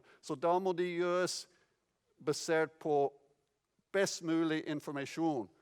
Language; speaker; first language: Norwegian; non-native, fluent; English